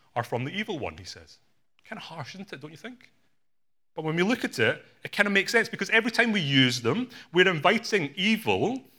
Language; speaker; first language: English; native; English